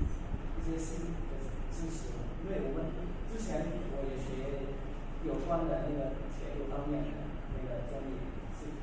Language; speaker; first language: Chinese; non-native, fluent; Lao